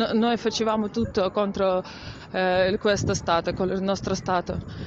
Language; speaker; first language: Italian; non-native, learner; Russian